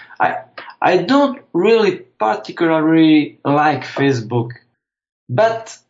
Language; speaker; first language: English; non-native, fluent; French